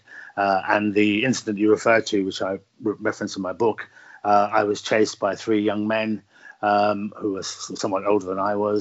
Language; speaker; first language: English; native; English